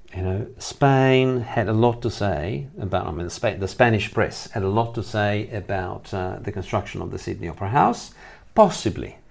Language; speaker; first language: English; non-native, fluent; Italian